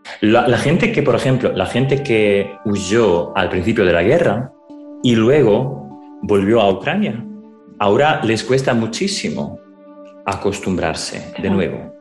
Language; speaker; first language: Spanish; non-native, fluent; Ukrainian